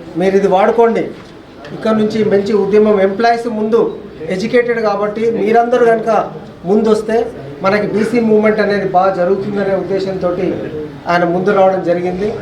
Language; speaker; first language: Telugu; native; Telugu